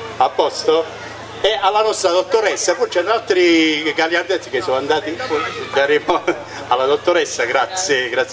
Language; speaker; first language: Italian; native; Italian